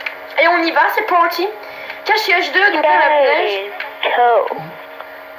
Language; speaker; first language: French; native; French